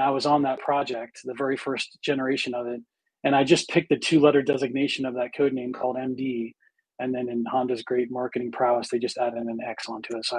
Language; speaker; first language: English; native; English